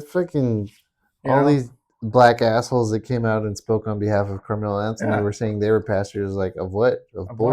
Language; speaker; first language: English; native; English